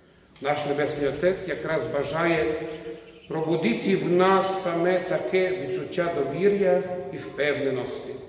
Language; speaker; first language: Ukrainian; non-native, fluent; Croatian